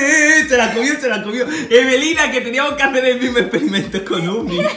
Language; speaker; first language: Spanish; native; Spanish